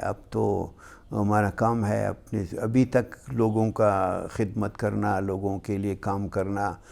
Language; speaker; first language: Urdu; non-native, local second language; Hazaragi